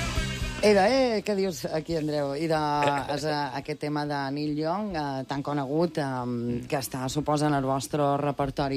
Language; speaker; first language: Catalan; native; Catalan